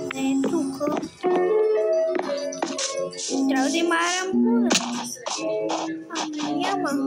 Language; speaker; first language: Bulgarian; early bilingual, heritage; Bulgarian